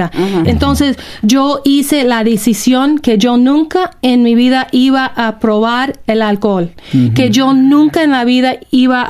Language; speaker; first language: Spanish; non-native, fluent; English